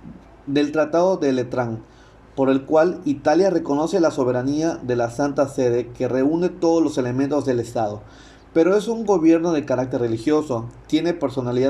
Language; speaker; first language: Spanish; native; Spanish